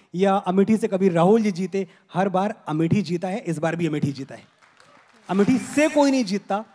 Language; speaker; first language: Hindi; native; Hindi